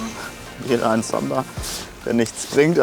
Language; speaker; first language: German; native; German